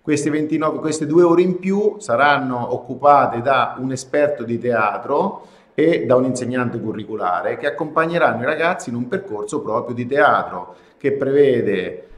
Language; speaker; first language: Italian; native; Italian